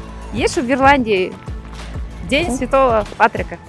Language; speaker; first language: Russian; non-native, local second language; Kazakh